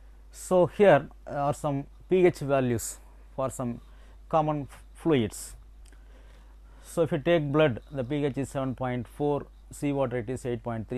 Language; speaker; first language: English; non-native, local second language; Tamil